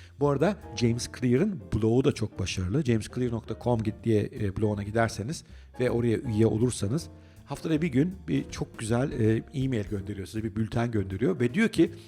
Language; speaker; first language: Turkish; native; Turkish